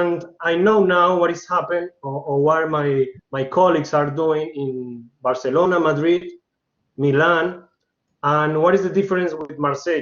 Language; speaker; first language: English; non-native, learner; Spanish